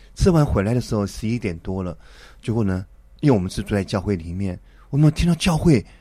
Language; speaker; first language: Chinese; native; Chinese